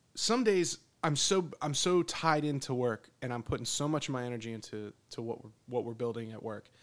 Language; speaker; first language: English; native; English